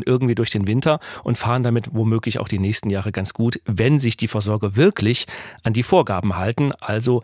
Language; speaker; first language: German; native; German